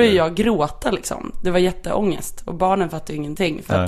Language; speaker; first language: Swedish; native; Swedish